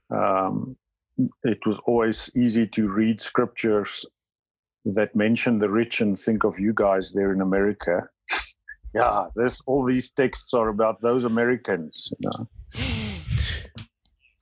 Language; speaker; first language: English; non-native, local second language; Afrikaans